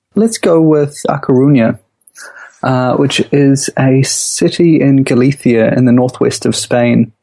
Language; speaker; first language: English; native; English